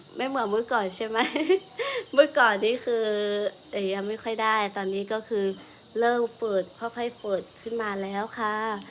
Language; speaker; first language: Thai; non-native, local second language; Lahu